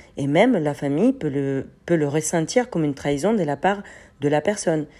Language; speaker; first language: French; non-native, fluent; Spanish